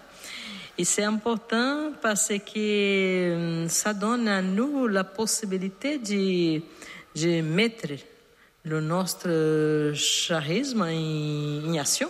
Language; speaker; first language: French; non-native, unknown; Portuguese